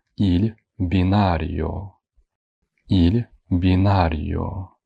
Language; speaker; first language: Italian; non-native, fluent; Ukrainian